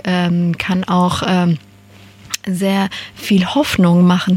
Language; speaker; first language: German; non-native, fluent; Persian